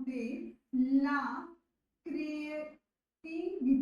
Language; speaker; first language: French; non-native, learner; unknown